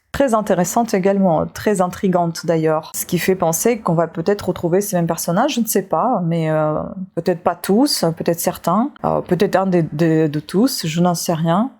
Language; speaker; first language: French; non-native, fluent; Russian